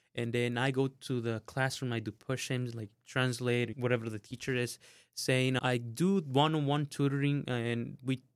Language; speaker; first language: English; non-native, fluent; Spanish